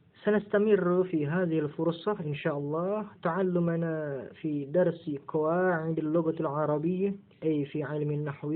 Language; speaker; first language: Arabic; non-native, fluent; Indonesian